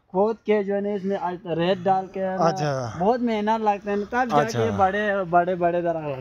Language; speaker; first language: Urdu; non-native, local second language; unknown